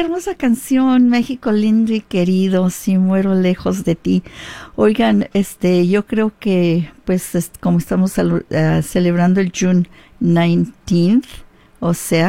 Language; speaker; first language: Spanish; early bilingual, heritage; Spanish